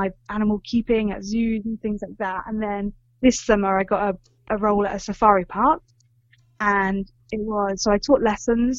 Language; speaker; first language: English; native; English